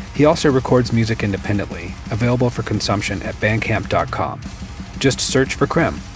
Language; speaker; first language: English; native; English